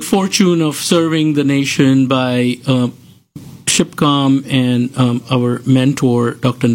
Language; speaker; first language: English; non-native, local second language; Gujarati